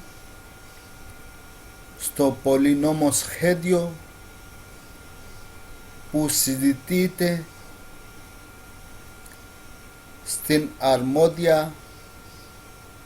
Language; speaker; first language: Greek; non-native, learner; Urdu